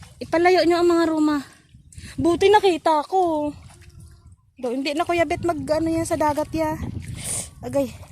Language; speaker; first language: Filipino; non-native, local second language; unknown